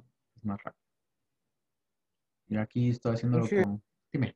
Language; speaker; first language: Spanish; native; Spanish